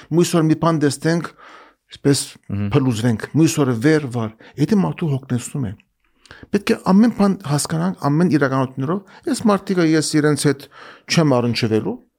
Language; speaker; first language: Armenian; early bilingual, heritage; Armenian